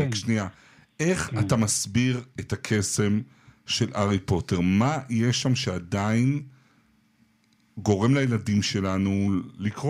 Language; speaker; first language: Hebrew; native; Hebrew